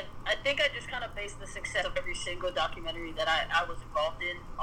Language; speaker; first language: English; native; English